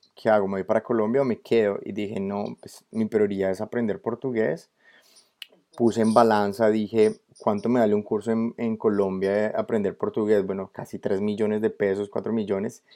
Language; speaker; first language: Spanish; native; Spanish